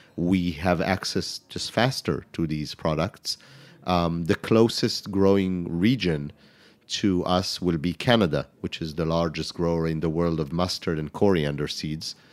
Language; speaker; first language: English; non-native, fluent; Hebrew